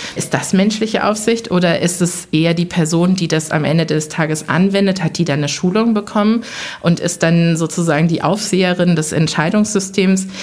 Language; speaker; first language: German; early bilingual, other home language; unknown